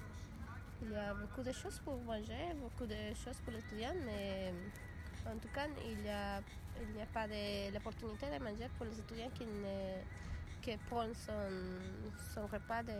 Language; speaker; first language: French; non-native, learner; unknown